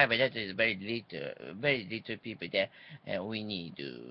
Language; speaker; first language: English; non-native, learner; Japanese